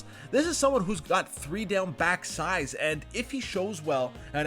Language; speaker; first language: English; native; English